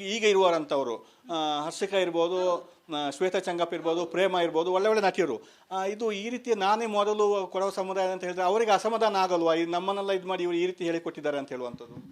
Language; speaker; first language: Kannada; native; Kannada